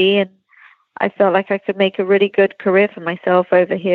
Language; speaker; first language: English; native; English